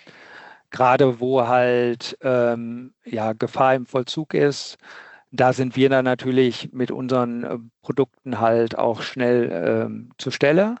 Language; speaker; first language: German; native; German